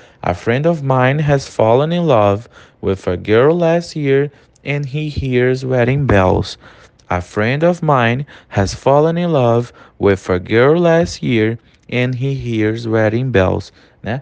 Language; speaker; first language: English; non-native, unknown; Portuguese